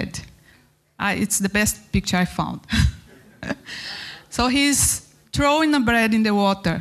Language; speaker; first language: English; non-native, learner; Portuguese